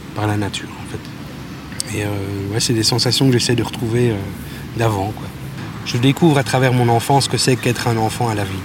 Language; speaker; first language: French; native; French